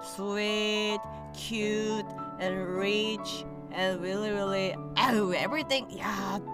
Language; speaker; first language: English; non-native, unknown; Korean